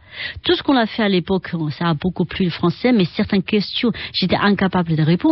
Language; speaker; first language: French; non-native, fluent; Chinese